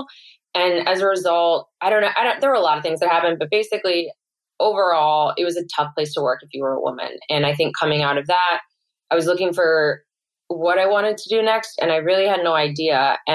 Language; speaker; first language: English; native; English